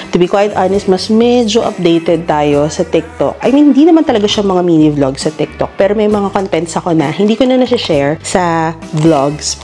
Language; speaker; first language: Filipino; native; Filipino